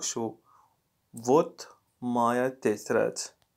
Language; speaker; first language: Russian; non-native, learner; Morisyen